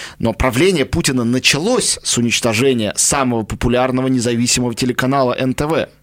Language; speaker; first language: Russian; native; Russian